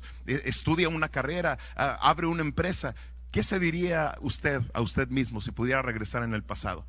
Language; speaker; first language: Spanish; native; Spanish